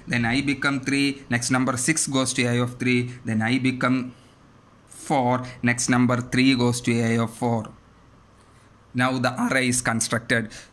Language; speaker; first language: English; non-native, local second language; Malayalam